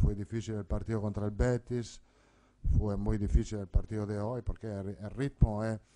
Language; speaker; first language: Spanish; non-native, fluent; Italian